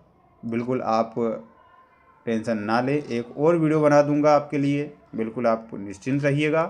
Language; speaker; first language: Hindi; native; Hindi